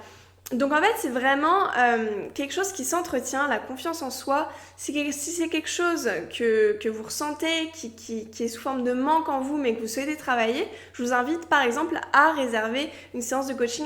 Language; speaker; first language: French; native; French